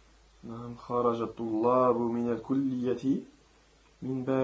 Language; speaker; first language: Arabic; non-native, learner; French